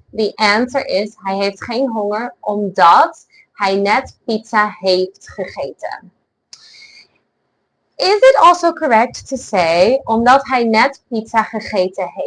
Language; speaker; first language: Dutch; non-native, fluent; English